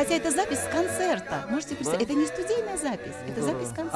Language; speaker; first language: Russian; native; Russian